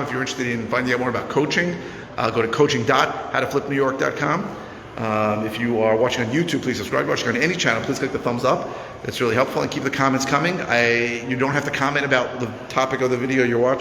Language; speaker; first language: English; native; English